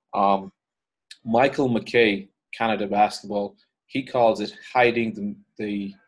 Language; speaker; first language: English; native; English